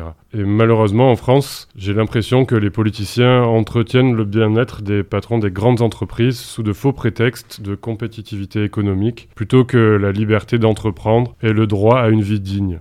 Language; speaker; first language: French; native; French